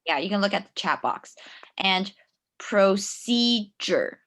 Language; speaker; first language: English; non-native, fluent; Chinese